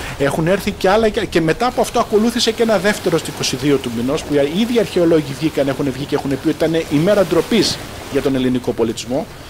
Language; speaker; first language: Greek; early bilingual, heritage; Greek